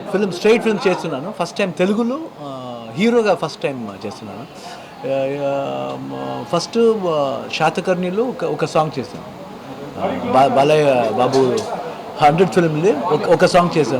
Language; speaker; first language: Telugu; non-native, learner; Kannada